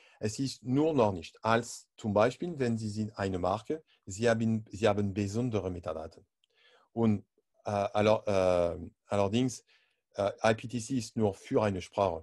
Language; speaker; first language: German; non-native, learner; French